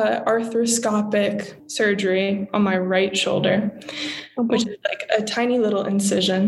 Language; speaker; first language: English; native; English